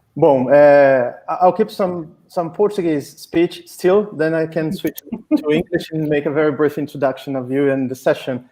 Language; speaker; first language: English; non-native, fluent; Portuguese